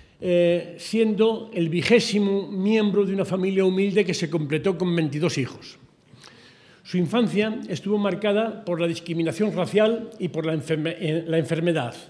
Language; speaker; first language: Spanish; native; Spanish